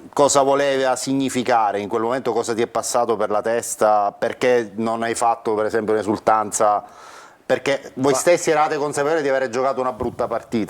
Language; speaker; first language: Italian; native; Italian